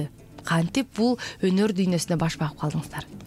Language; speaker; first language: Kyrgyz; native; Kyrgyz